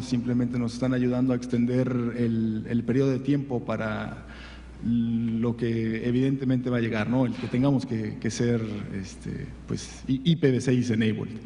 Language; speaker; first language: Spanish; native; Spanish